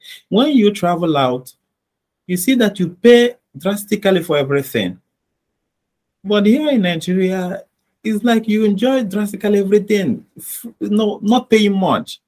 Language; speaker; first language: English; non-native, local second language; Igbo